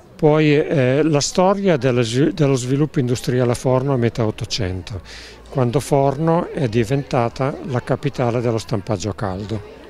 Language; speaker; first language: Italian; native; Italian